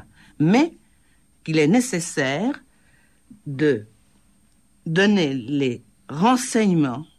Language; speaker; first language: French; native; French